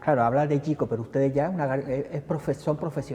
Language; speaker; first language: Spanish; native; Spanish